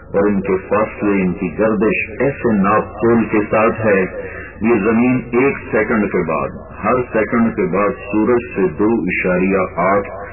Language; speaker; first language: Urdu; non-native, local second language; Punjabi